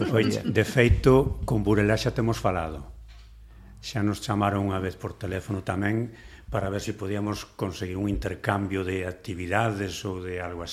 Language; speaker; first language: Galician; native; Galician